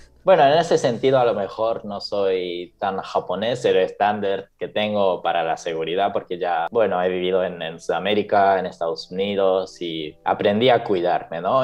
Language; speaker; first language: Spanish; non-native, fluent; Japanese